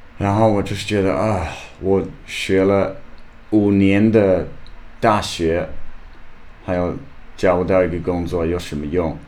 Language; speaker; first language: Chinese; non-native, learner; English